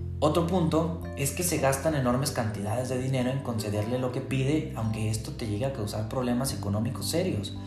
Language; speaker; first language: Spanish; native; Spanish